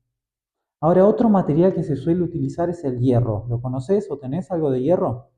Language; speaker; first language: Spanish; native; Spanish